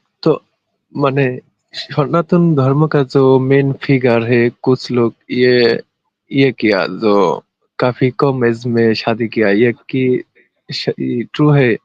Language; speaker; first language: Hindi; non-native, learner; Bangla